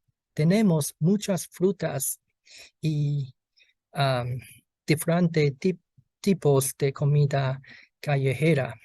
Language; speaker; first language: Spanish; non-native, learner; Chinese